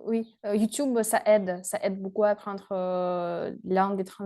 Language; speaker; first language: French; non-native, fluent; Russian